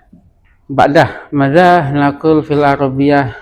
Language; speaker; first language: Arabic; non-native, learner; Indonesian